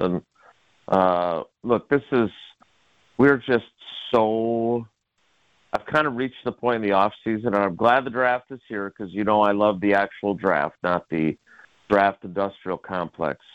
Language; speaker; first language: English; native; English